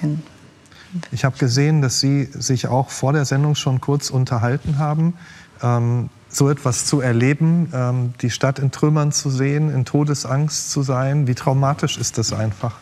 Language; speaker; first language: German; native; German